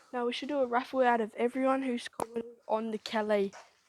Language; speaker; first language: English; native; English